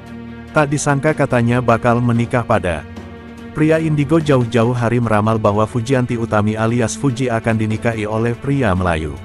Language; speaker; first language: Indonesian; native; Indonesian